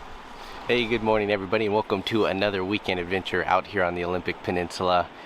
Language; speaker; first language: English; native; English